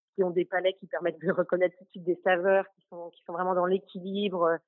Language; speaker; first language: French; native; French